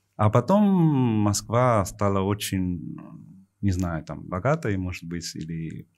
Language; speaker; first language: Russian; non-native, fluent; Spanish